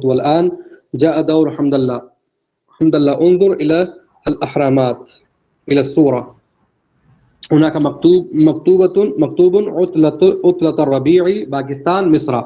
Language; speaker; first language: Arabic; non-native, fluent; Urdu